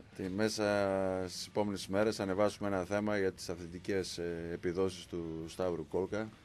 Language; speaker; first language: Greek; early bilingual, heritage; Greek